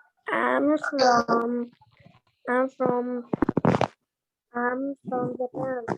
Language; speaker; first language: English; non-native, learner; Vietnamese